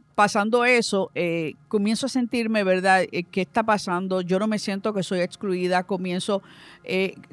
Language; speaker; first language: Spanish; native; Spanish